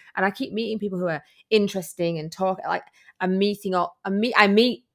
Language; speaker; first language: English; native; English